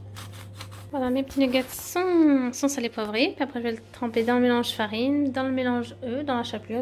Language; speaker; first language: French; native; French